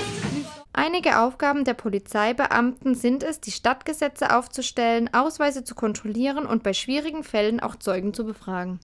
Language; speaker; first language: German; native; German